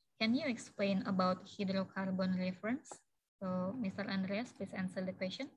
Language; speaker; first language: English; non-native, fluent; Indonesian